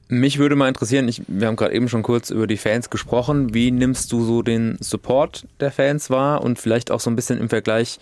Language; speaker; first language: German; native; German